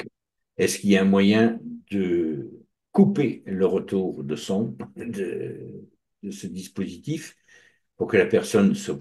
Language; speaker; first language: French; native; French